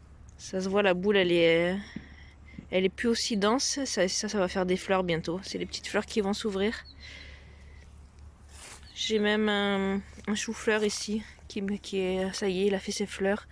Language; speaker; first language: French; native; French